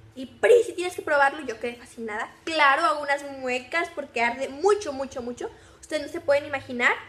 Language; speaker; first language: Spanish; native; Spanish